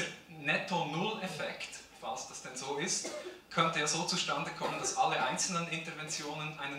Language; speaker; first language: German; native; German